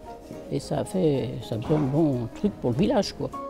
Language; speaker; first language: French; native; French